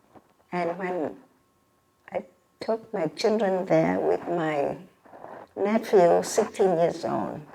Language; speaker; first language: English; non-native, learner; Vietnamese